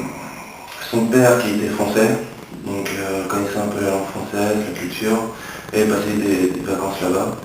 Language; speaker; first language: French; early bilingual, other home language; English